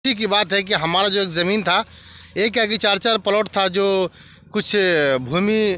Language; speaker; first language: Hindi; native; Hindi